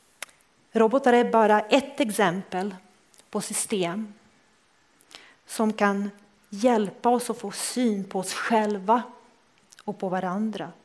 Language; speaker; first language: Swedish; non-native, fluent; Croatian